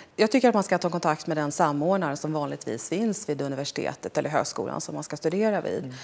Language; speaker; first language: Swedish; native; Swedish